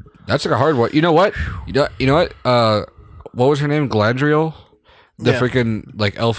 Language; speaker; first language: English; native; English